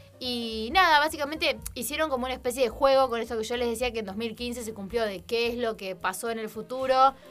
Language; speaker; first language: Spanish; native; Spanish